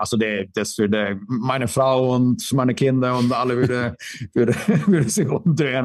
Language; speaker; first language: German; non-native, fluent; Swedish